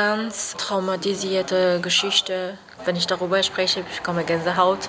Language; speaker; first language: German; non-native, learner; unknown